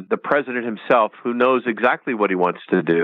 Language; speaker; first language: English; native; English